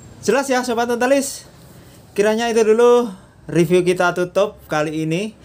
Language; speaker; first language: Indonesian; non-native, local second language; Javanese